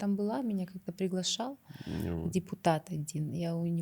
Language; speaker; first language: Russian; non-native, local second language; Kazakh